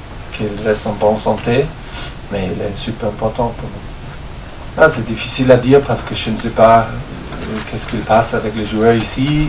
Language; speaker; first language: French; non-native, learner; German